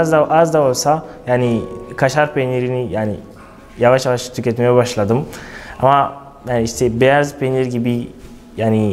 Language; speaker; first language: Turkish; non-native, fluent; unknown